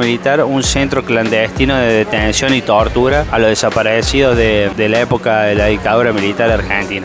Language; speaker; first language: Spanish; native; Spanish